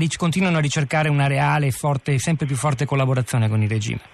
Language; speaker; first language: Italian; native; Italian